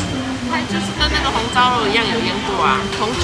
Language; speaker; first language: Chinese; native; Chinese